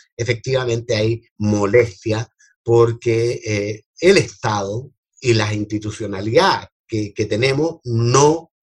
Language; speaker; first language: Spanish; native; Spanish